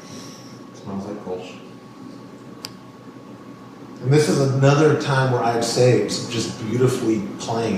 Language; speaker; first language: English; native; English